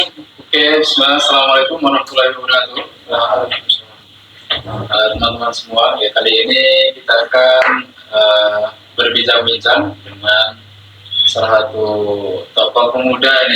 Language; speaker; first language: Indonesian; native; Indonesian